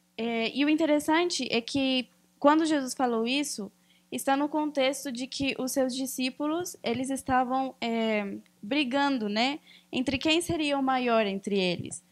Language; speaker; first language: Portuguese; early bilingual, other home language; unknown